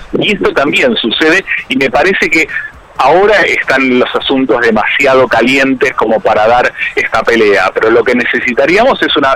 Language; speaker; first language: Spanish; native; Spanish